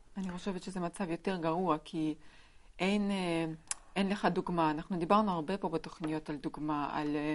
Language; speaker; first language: Hebrew; non-native, fluent; Russian